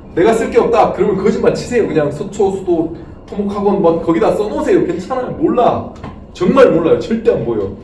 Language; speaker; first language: Korean; native; Korean